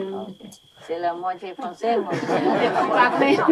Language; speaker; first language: French; non-native, learner; Vietnamese